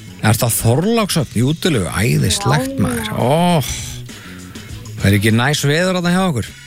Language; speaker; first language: Icelandic; native; Icelandic